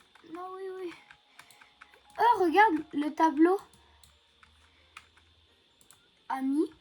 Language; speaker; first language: French; native; French